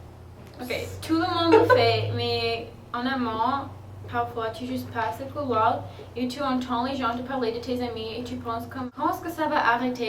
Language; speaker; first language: French; non-native, fluent; English